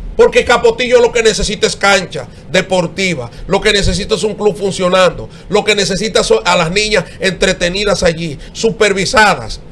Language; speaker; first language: Spanish; native; Spanish